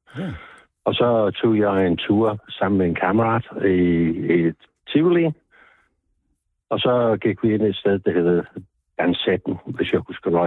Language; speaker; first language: Danish; non-native, fluent; English